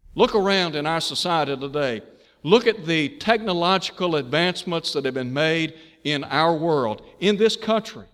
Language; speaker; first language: English; native; English